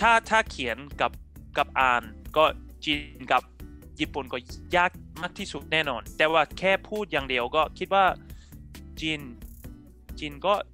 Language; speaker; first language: Thai; non-native, fluent; English